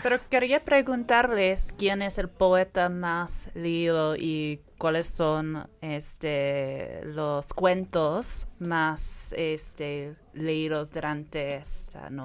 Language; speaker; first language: Spanish; non-native, fluent; Persian